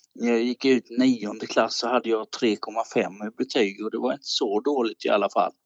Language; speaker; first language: Swedish; native; Swedish